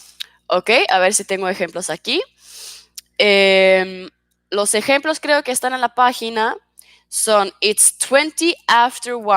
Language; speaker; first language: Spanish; non-native, fluent; Swedish